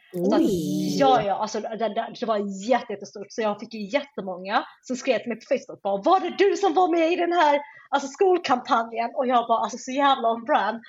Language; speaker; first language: Swedish; early bilingual, other home language; Chinese